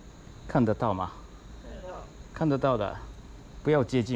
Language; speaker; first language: Chinese; non-native, learner; Japanese